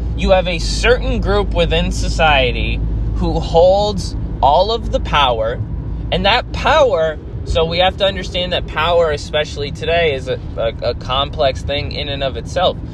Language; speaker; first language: English; native; English